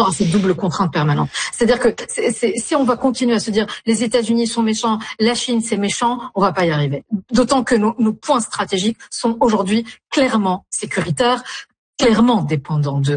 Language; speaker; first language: French; native; French